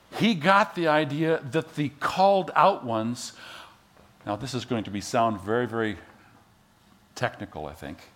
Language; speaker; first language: English; native; English